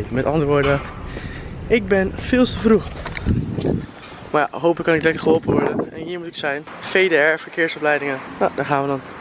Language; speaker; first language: Dutch; native; Dutch